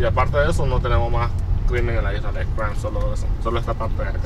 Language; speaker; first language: Spanish; early bilingual, heritage; Spanish